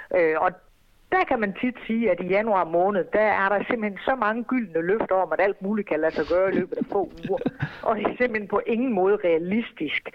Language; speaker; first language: Danish; native; Danish